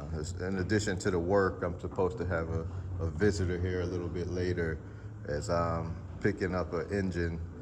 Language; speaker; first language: English; native; English